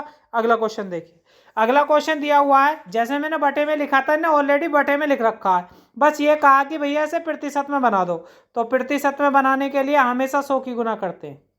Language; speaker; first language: Hindi; native; Hindi